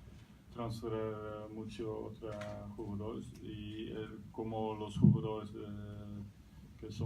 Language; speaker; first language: Spanish; non-native, learner; Dutch